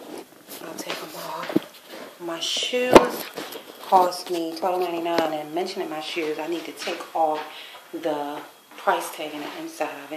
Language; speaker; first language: English; native; English